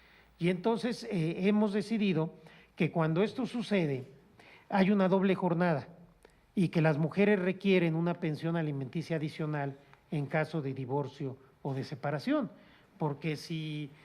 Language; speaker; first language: Spanish; native; Spanish